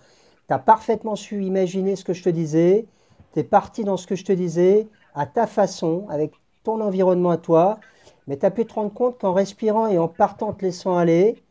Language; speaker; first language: French; native; French